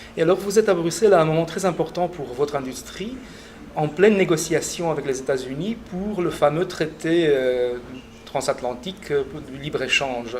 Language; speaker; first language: French; non-native, fluent; Romanian